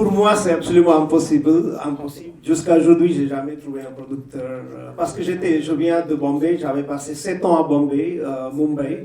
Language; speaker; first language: French; non-native, fluent; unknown